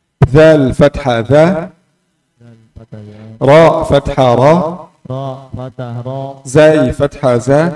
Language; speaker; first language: Arabic; non-native, fluent; Indonesian